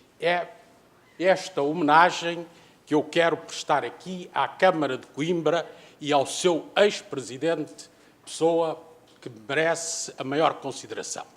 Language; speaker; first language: Portuguese; native; Portuguese